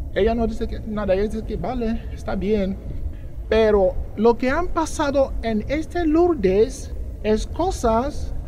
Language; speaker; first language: Spanish; non-native, learner; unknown